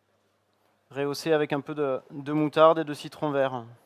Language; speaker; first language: French; native; French